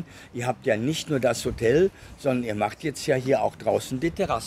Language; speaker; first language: German; native; German